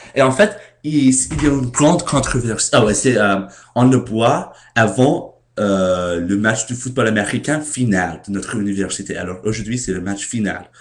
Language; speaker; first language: French; non-native, learner; English